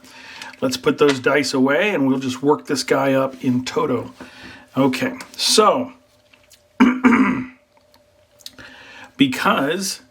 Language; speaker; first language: English; native; English